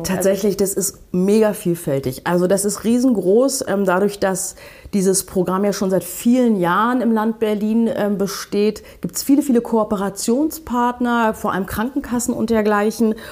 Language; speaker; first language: German; native; German